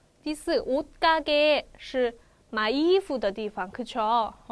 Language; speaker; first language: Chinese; non-native, fluent; Korean